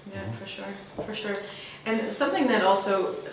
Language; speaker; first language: English; early bilingual, other home language; Russian